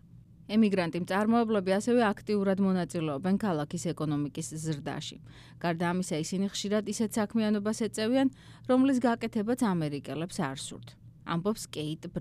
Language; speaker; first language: Georgian; native; Georgian